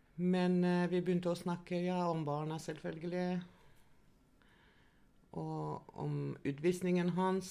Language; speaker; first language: Norwegian; non-native, fluent; Albanian